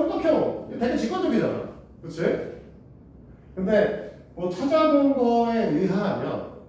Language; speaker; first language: Korean; native; Korean